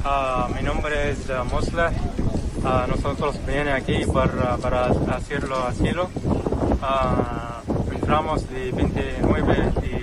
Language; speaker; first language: Spanish; non-native, learner; Arabic